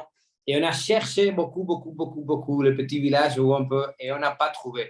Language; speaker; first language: French; non-native, fluent; Spanish